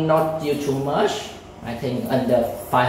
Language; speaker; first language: English; non-native, learner; Vietnamese